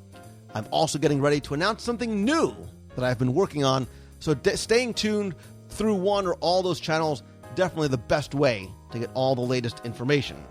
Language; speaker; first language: English; native; English